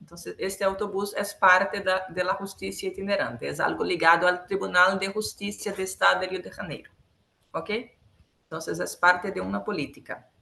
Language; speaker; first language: Spanish; non-native, local second language; Portuguese